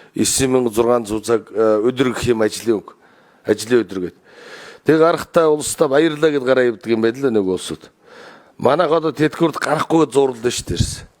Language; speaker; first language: Mongolian; non-native, local second language; Kazakh